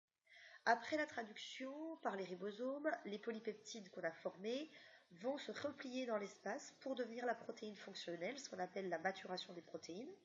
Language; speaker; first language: French; native; French